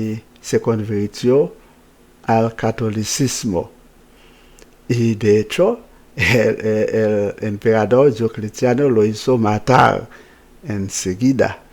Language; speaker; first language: Spanish; non-native, fluent; Haitian Creole